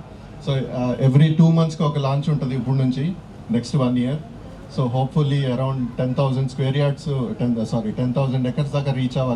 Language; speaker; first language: Telugu; native; Telugu